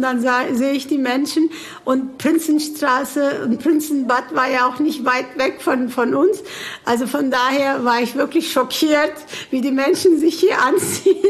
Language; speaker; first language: German; early bilingual, other home language; Turkish